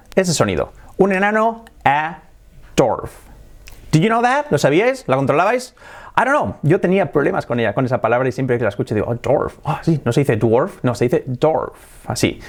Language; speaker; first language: Spanish; native; Spanish